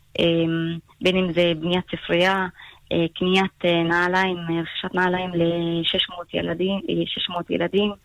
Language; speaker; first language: Hebrew; non-native, local second language; Arabic